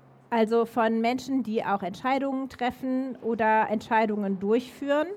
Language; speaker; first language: German; native; German